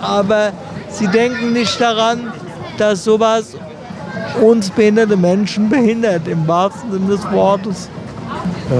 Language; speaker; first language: German; native; German